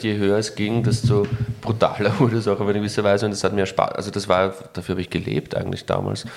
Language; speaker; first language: German; native; German